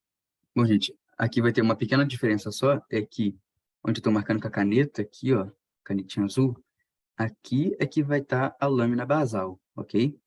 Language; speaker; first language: Portuguese; native; Portuguese